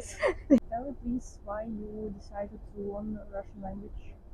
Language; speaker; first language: English; non-native, fluent; Russian